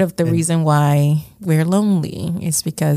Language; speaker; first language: English; early bilingual, other home language; Yoruba